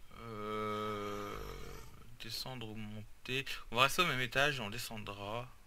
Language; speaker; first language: French; native; French